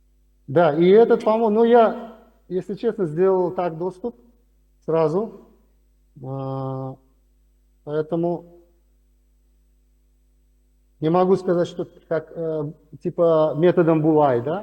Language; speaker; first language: Russian; non-native, local second language; Uzbek